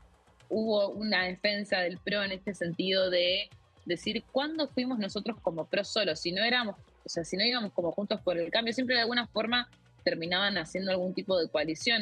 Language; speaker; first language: Spanish; native; Spanish